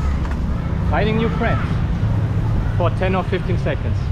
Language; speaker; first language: English; non-native, fluent; German